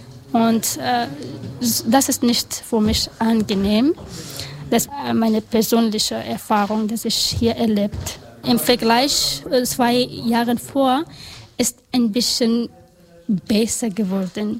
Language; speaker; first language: German; non-native, learner; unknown